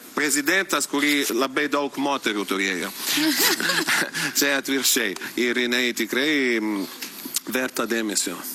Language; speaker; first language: Lithuanian; non-native, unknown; Italian